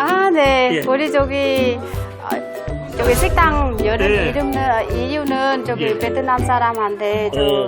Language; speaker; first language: Korean; non-native, learner; Vietnamese